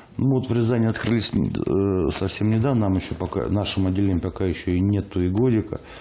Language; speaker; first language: Russian; native; Russian